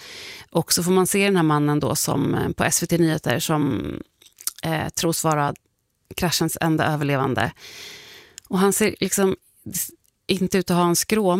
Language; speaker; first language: Swedish; native; Swedish